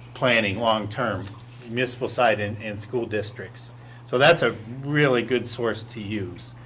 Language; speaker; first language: English; native; English